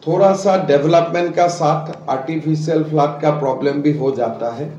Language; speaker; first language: Hindi; non-native, local second language; Assamese